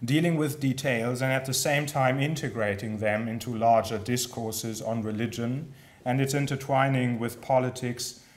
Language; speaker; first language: English; non-native, fluent; German